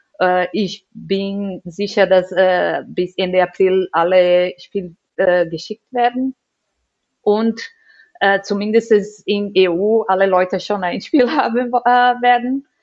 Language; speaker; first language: German; non-native, learner; Portuguese